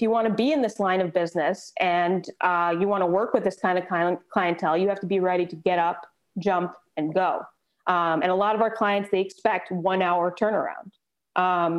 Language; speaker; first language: English; native; English